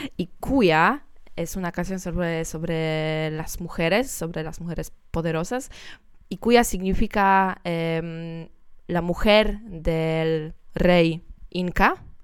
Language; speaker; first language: Spanish; non-native, learner; Polish